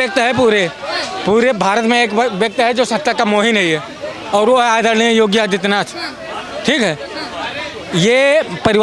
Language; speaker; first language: Hindi; native; Hindi